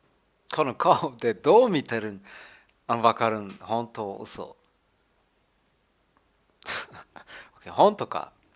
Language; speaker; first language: Japanese; non-native, learner; German